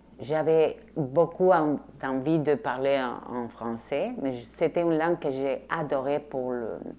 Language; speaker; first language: French; non-native, fluent; Spanish